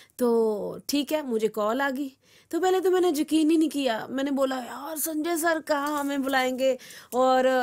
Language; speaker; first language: Hindi; non-native, local second language; Punjabi